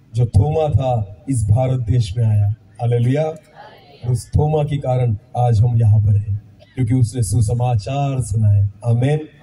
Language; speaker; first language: Hindi; non-native, local second language; Marathi